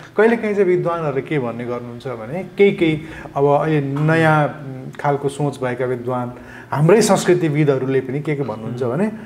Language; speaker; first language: Nepali; native; Nepali